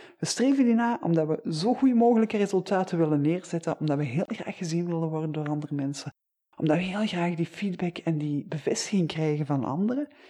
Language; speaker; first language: Dutch; native; Dutch